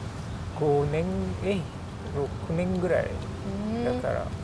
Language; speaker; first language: Japanese; non-native, learner; English